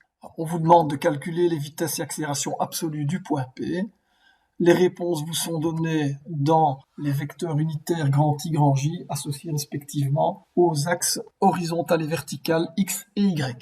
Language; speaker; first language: French; native; French